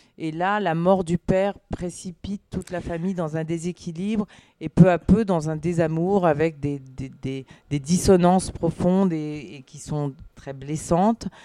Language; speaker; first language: French; native; French